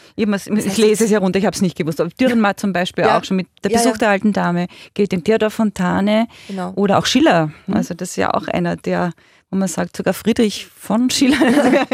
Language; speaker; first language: German; native; German